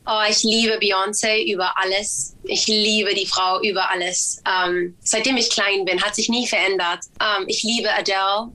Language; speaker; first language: German; early bilingual, other home language; Albanian